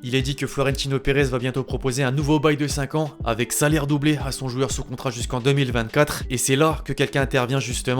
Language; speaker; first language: French; native; French